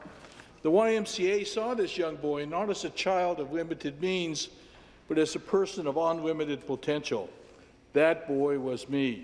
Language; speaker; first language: English; native; English